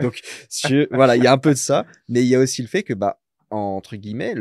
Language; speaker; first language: French; native; French